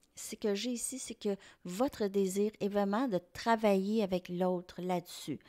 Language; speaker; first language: French; native; French